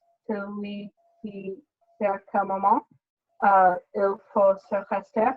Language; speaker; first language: French; non-native, learner; English